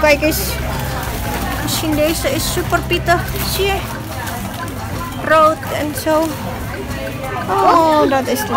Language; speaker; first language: Dutch; non-native, local second language; Indonesian